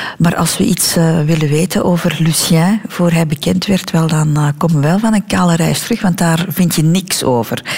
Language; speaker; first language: Dutch; native; Dutch